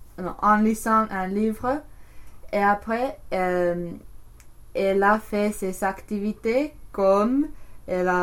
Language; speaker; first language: French; non-native, learner; English